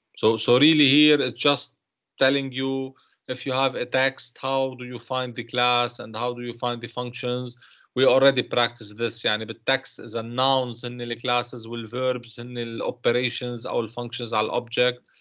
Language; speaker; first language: English; non-native, local second language; Arabic